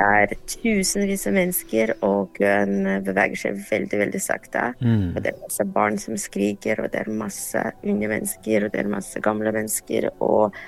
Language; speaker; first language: Norwegian; non-native, fluent; Ukrainian